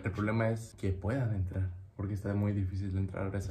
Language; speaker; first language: Spanish; native; Spanish